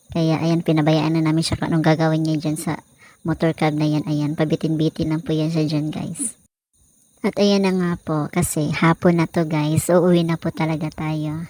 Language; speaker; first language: Filipino; non-native, local second language; Cebuano